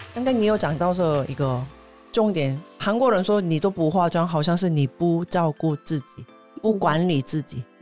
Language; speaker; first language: Chinese; non-native, fluent; Korean